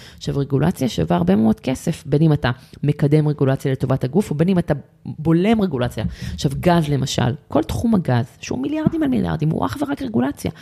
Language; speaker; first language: Hebrew; native; Hebrew